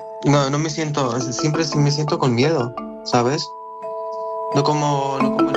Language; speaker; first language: Spanish; non-native, learner; Arabic